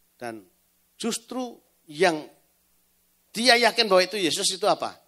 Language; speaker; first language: Indonesian; native; Indonesian